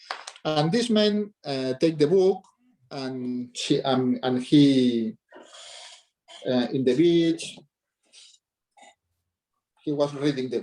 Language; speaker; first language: English; non-native, learner; Catalan